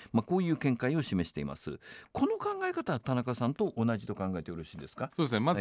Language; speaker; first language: Japanese; native; Japanese